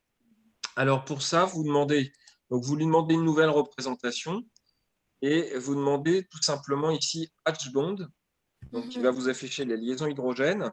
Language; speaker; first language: French; native; French